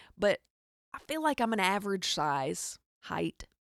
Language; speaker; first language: English; native; English